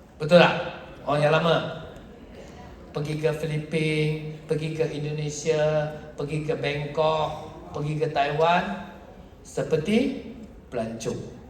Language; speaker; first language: Malay; non-native, local second language; Chinese